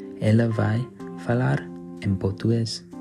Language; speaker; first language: Portuguese; non-native, fluent; English